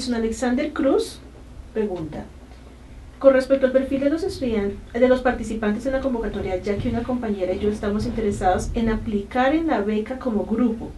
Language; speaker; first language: Spanish; native; Spanish